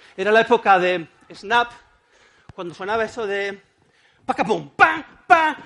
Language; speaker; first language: Spanish; non-native, fluent; Wolof